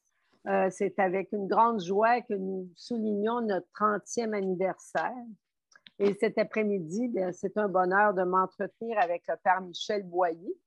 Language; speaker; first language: French; native; French